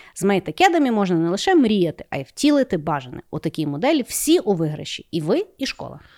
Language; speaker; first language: Ukrainian; non-native, local second language; Russian